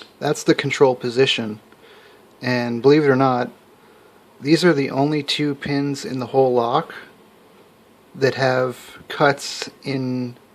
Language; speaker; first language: English; native; English